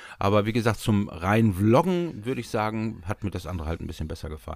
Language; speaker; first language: German; native; German